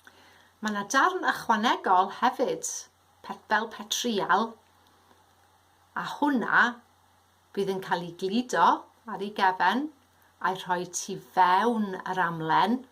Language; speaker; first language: Welsh; native; Welsh